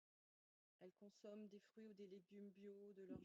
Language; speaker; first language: French; native; French